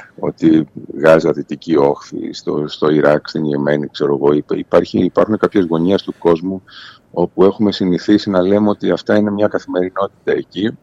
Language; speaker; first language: Greek; native; Greek